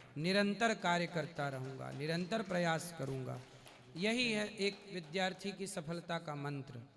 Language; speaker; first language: Hindi; native; Hindi